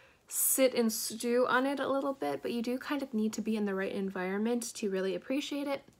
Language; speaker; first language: English; native; English